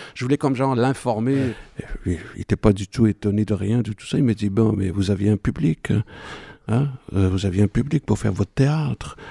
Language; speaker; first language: French; non-native, local second language; Arabic